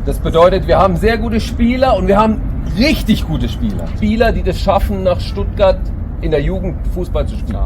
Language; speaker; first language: German; native; German